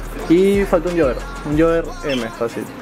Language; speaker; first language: Spanish; native; Spanish